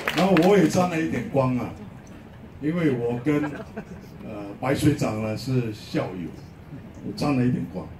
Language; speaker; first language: Chinese; native; Chinese